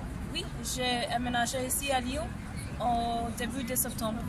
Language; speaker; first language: French; non-native, learner; English